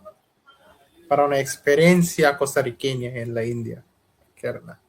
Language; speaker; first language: Spanish; non-native, learner; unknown